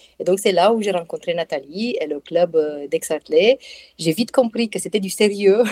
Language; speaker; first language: French; non-native, fluent; Romanian